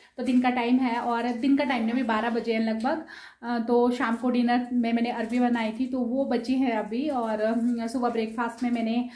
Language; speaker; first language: Hindi; non-native, local second language; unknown